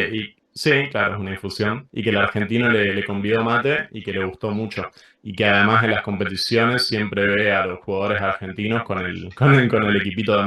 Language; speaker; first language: Spanish; non-native, fluent; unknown